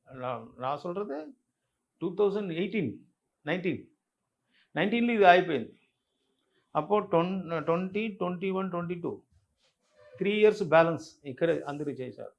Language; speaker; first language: Telugu; non-native, local second language; Tamil